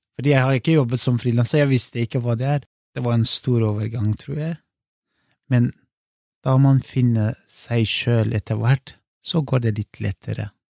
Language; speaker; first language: Norwegian; non-native, fluent; Kurdish